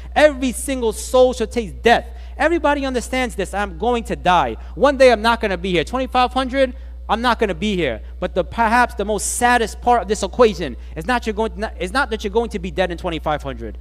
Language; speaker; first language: English; native; English